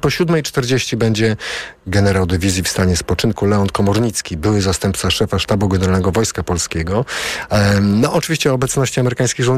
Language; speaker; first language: Polish; native; Polish